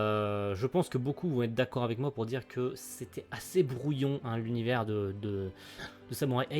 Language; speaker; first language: French; native; French